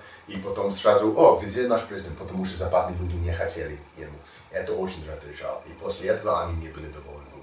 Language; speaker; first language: Russian; non-native, learner; English